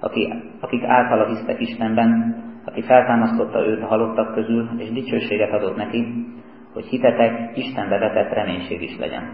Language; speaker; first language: Hungarian; native; Hungarian